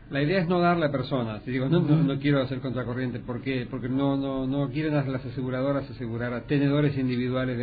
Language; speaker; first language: Spanish; native; Spanish